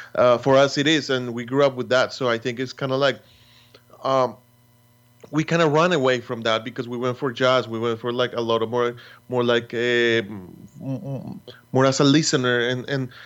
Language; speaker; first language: English; non-native, fluent; Spanish